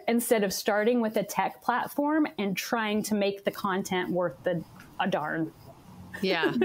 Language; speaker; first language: English; native; English